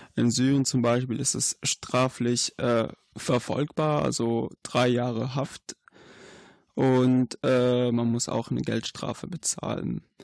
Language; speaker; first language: German; non-native, fluent; Arabic